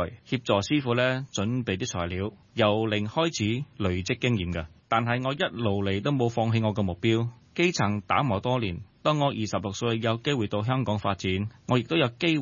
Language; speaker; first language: Cantonese; early bilingual, heritage; Cantonese